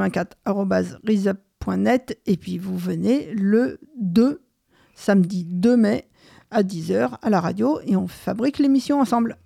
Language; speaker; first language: French; native; French